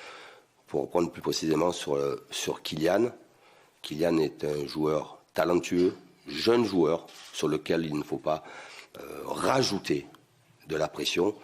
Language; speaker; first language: French; native; French